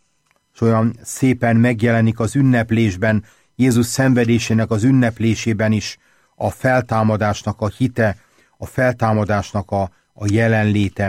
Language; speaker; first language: Hungarian; native; Hungarian